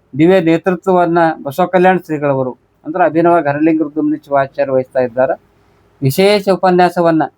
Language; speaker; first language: Kannada; native; Kannada